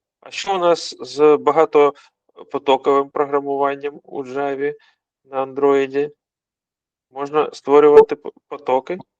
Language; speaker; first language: Ukrainian; non-native, local second language; Russian